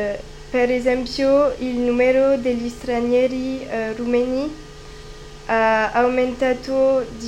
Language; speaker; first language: Italian; non-native, learner; French